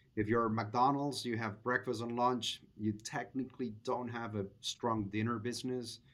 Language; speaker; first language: English; non-native, fluent; Spanish